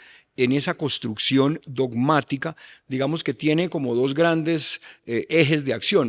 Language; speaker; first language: Spanish; native; Spanish